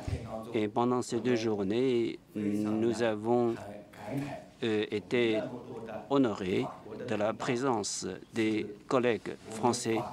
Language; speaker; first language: French; non-native, fluent; Chinese